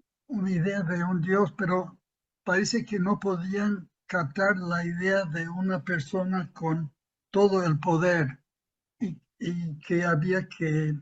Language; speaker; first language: Spanish; non-native, fluent; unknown